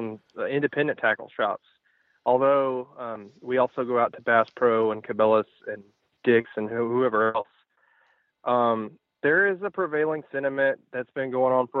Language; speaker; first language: English; native; English